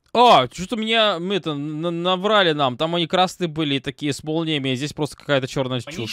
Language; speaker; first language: Russian; native; Russian